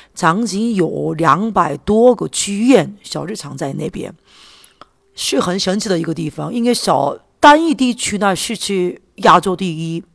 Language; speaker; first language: Chinese; non-native, fluent; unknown